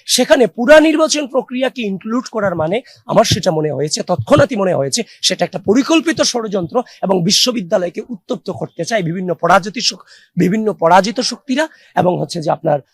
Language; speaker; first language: Bangla; native; Bangla